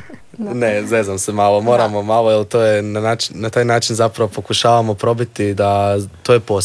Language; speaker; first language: Serbian; native; Serbian